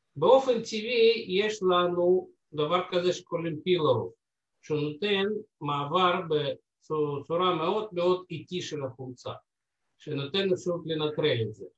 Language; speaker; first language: Hebrew; non-native, fluent; Russian